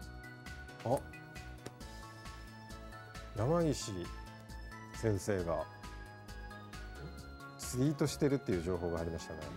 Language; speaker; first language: Japanese; native; Japanese